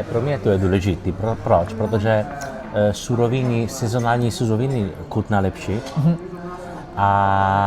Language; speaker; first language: Czech; non-native, learner; Italian